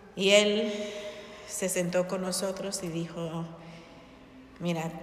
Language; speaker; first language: Spanish; early bilingual, heritage; Spanish